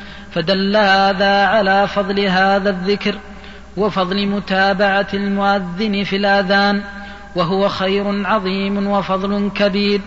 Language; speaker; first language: Arabic; native; Arabic